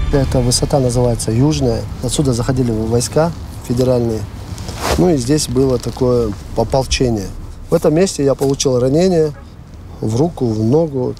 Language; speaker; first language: Russian; non-native, local second language; Chechen